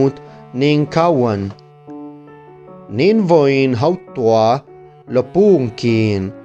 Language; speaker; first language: Finnish; non-native, learner; Spanish